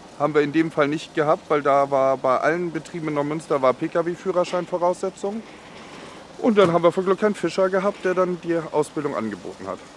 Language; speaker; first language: German; native; German